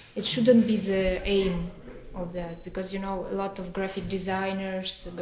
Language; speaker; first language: English; non-native, learner; Russian